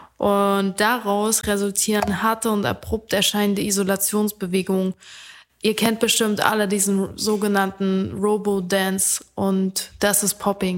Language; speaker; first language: German; native; German